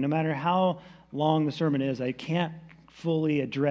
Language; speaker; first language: English; native; English